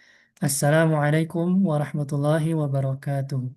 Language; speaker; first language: Arabic; non-native, fluent; Indonesian